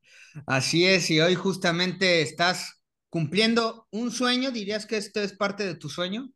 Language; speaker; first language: Spanish; native; Spanish